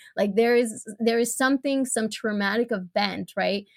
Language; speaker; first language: English; early bilingual, other home language; Spanish